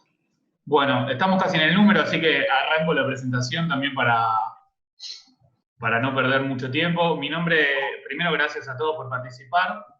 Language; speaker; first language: Spanish; native; Spanish